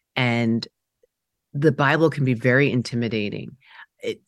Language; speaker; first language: English; early bilingual, other home language; Chinese